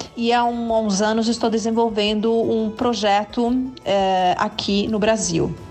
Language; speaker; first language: Portuguese; non-native, fluent; Italian